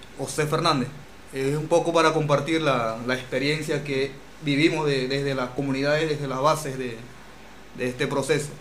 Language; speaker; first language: Spanish; non-native, local second language; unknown